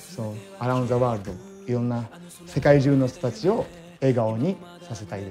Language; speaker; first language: Japanese; early bilingual, other home language; Filipino